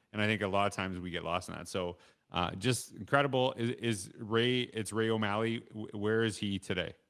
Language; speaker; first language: English; native; English